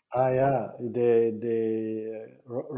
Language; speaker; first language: English; non-native, learner; Dutch